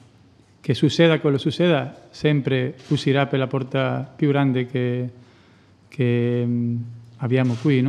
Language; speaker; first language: Italian; non-native, fluent; Spanish